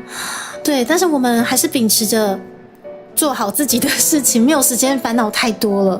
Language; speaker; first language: Chinese; native; Chinese